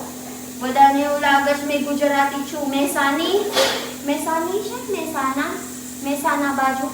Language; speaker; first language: Gujarati; non-native, learner; Filipino